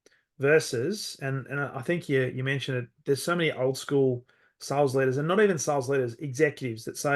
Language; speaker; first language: English; native; English